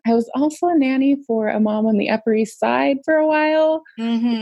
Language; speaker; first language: English; native; English